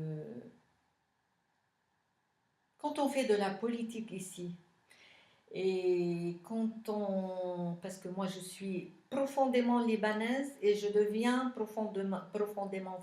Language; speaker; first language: French; non-native, local second language; Arabic